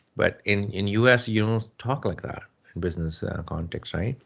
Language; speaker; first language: English; non-native, local second language; Punjabi